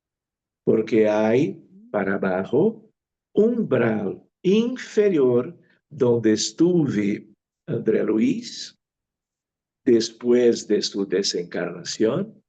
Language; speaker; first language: Spanish; non-native, fluent; Portuguese